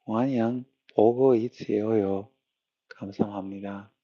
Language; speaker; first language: Korean; non-native, learner; English